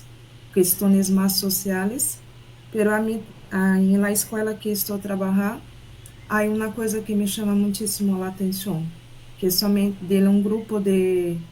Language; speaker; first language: Spanish; non-native, learner; Portuguese